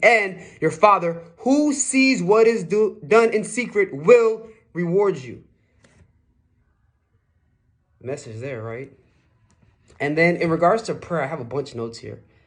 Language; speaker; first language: English; native; English